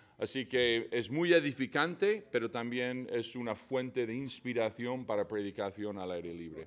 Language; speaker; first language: Spanish; non-native, fluent; English